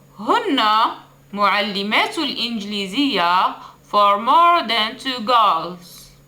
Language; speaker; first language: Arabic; native; Arabic